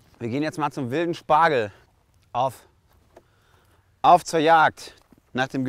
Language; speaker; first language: German; native; German